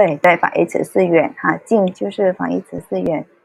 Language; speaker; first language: Chinese; early bilingual, heritage; Cantonese